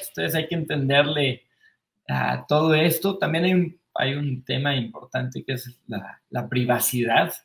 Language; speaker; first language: Spanish; native; Spanish